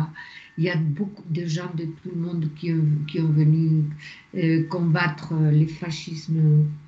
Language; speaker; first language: French; non-native, fluent; Spanish